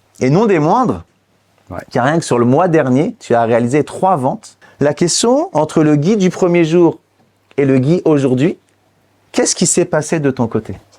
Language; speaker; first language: French; native; French